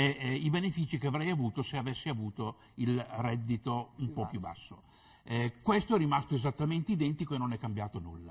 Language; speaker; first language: Italian; native; Italian